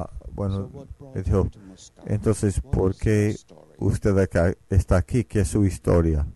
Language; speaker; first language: Spanish; non-native, fluent; Finnish